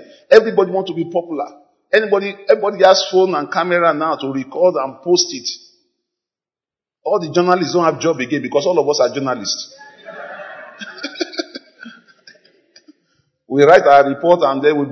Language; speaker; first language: English; non-native, local second language; Yoruba